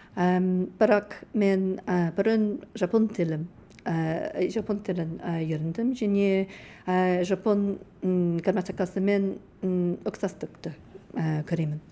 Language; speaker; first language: Kazakh; non-native, learner; English